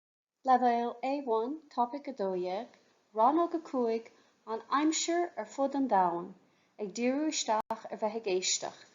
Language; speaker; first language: Irish; non-native, fluent; English